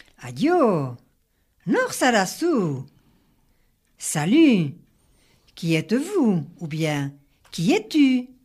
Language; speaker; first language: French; native; French